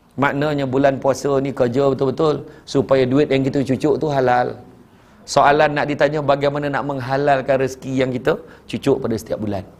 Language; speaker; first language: Malay; native; Malay